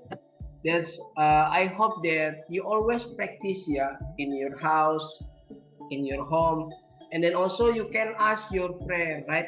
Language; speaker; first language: English; non-native, learner; Indonesian